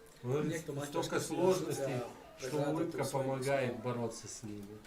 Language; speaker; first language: Russian; native; Russian